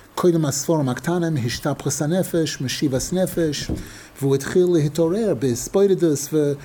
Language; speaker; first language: Hebrew; non-native, fluent; English